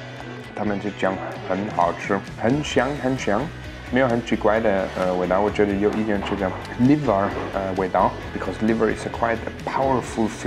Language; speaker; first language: Chinese; non-native, fluent; German